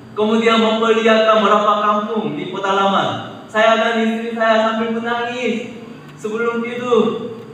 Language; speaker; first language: Indonesian; non-native, fluent; Korean